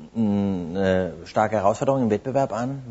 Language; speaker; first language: German; native; German